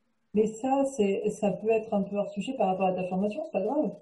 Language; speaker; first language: French; native; French